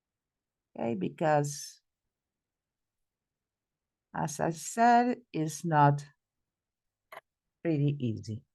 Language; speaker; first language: English; non-native, fluent; Spanish